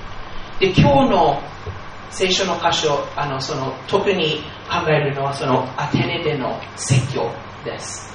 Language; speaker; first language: Japanese; non-native, fluent; English